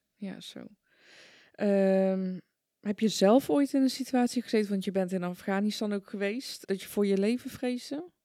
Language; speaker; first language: Dutch; early bilingual, other home language; Persian